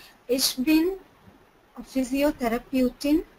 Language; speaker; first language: German; non-native, learner; Tamil